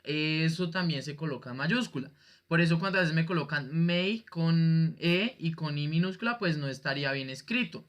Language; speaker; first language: Spanish; native; Spanish